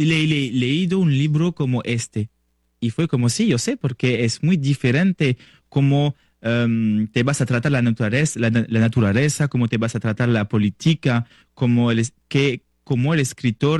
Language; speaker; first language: Spanish; non-native, learner; French